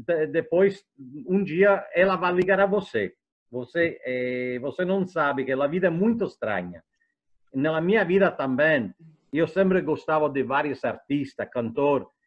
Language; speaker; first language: Portuguese; non-native, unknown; Italian